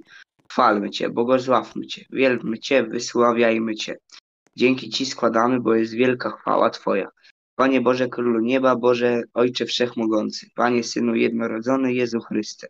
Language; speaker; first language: Polish; native; Polish